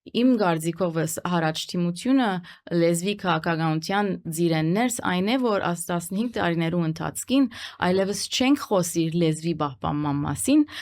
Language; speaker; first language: Armenian; early bilingual, heritage; Armenian